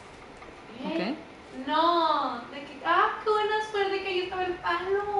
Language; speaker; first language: Spanish; native; Spanish